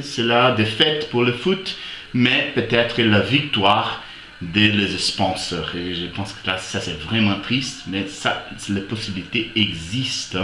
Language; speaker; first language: French; non-native, fluent; Portuguese